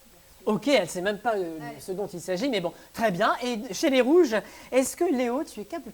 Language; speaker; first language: French; native; French